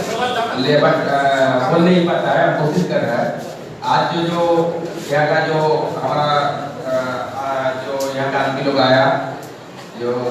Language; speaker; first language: Hindi; non-native, local second language; Bangla